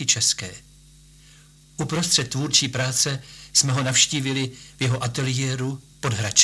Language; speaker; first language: Czech; native; Czech